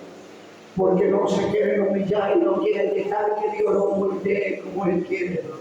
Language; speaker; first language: Spanish; native; Spanish